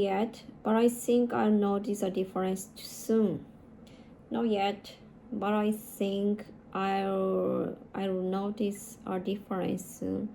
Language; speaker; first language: English; non-native, learner; Japanese